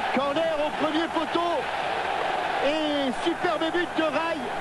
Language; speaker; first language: French; native; French